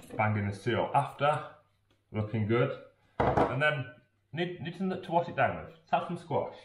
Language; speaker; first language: English; native; English